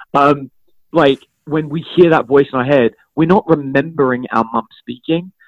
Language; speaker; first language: English; native; English